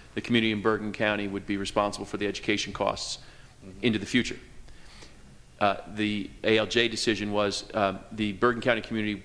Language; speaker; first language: English; native; English